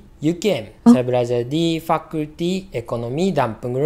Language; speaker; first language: Indonesian; non-native, learner; Japanese